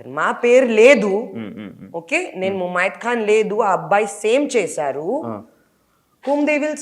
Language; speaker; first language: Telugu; non-native, learner; Hindi